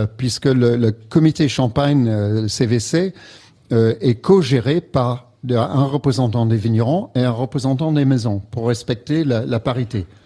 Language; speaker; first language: French; non-native, fluent; English